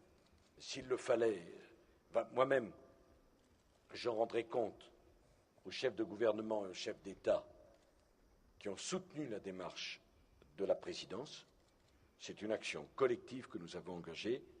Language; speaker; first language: French; native; French